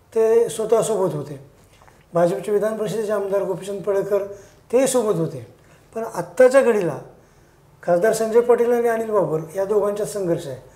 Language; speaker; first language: Marathi; native; Marathi